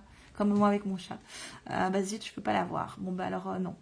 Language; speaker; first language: French; native; French